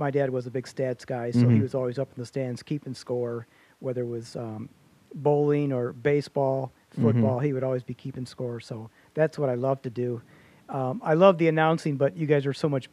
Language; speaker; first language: English; native; English